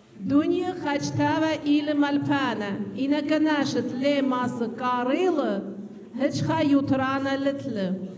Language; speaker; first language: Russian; non-native, local second language; Assyrian Neo-Aramaic